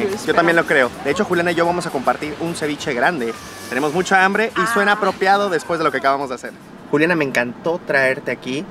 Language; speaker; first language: Spanish; native; Spanish